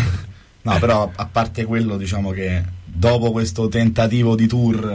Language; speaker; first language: Italian; native; Italian